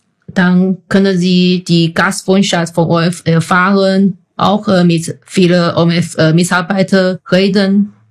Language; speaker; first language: German; non-native, fluent; Chinese